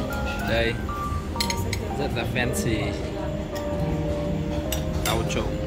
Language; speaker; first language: Vietnamese; early bilingual, heritage; Vietnamese